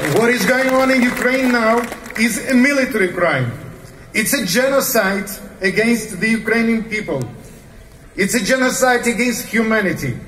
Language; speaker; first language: English; non-native, fluent; Ukrainian